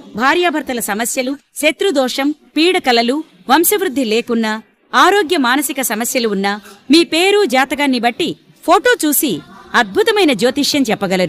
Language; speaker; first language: Telugu; native; Telugu